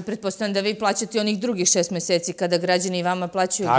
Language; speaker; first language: Serbian; native; Serbian